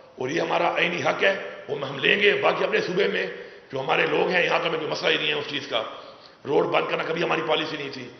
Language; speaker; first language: Urdu; non-native, local second language; Pashto